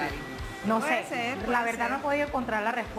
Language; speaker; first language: Spanish; native; Spanish